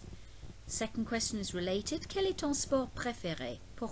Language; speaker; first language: French; non-native, fluent; English